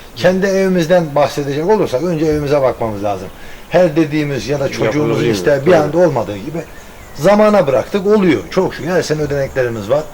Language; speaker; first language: Turkish; native; Turkish